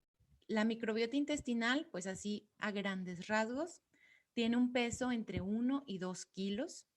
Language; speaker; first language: Spanish; native; Spanish